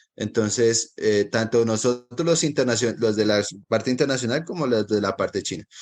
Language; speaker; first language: Spanish; native; Spanish